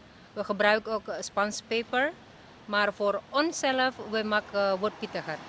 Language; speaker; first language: Dutch; non-native, learner; Indonesian